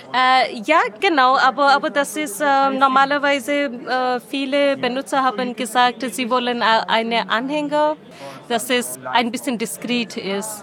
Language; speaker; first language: German; non-native, learner; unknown